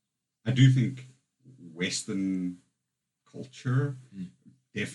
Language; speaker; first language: English; native; English